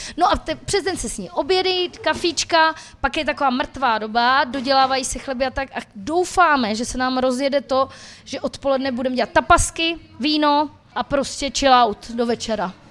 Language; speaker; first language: Czech; native; Czech